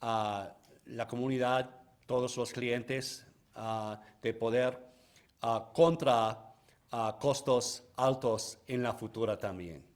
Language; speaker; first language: Spanish; non-native, learner; English